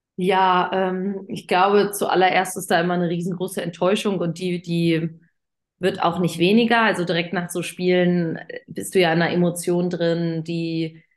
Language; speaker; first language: German; native; German